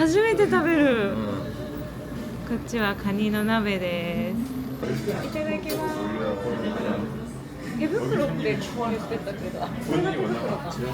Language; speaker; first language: Japanese; native; Japanese